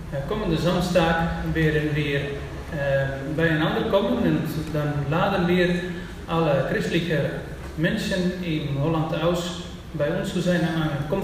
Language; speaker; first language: German; non-native, learner; Dutch